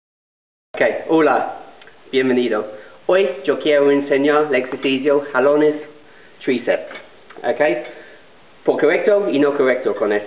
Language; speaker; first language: Spanish; non-native, learner; English